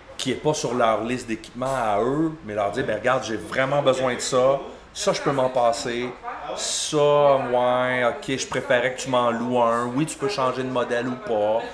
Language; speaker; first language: French; native; French